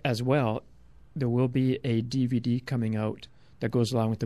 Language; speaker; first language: English; native; English